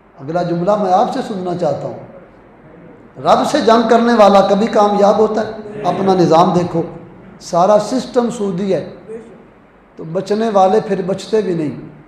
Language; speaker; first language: Urdu; non-native, local second language; Punjabi